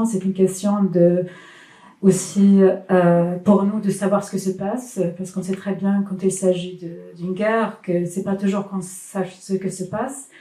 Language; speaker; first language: French; non-native, fluent; Swedish